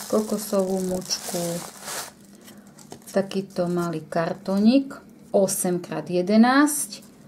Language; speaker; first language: Slovak; native; Slovak